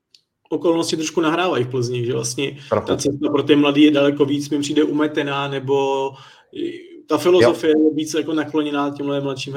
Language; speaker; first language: Czech; native; Czech